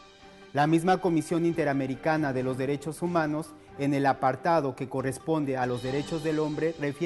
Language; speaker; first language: Spanish; native; Spanish